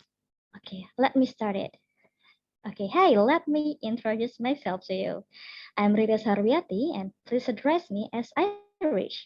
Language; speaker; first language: English; non-native, learner; Indonesian